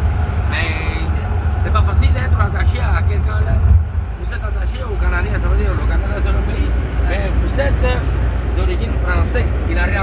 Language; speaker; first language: French; native; French